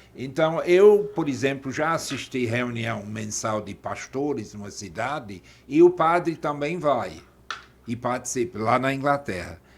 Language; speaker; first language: Portuguese; non-native, fluent; English